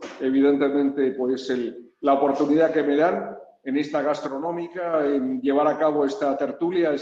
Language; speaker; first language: Spanish; native; Spanish